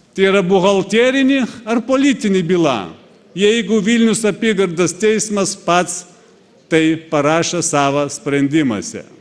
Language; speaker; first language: Lithuanian; non-native, fluent; Russian